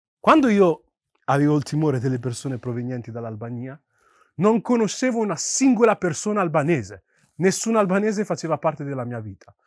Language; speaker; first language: Italian; early bilingual, other home language; Yoruba